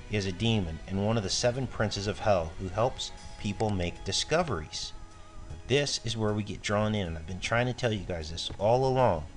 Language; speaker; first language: English; native; English